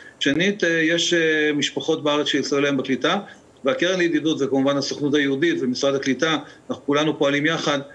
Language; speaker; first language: Hebrew; native; Hebrew